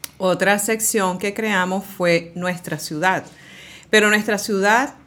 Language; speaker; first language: Spanish; native; Spanish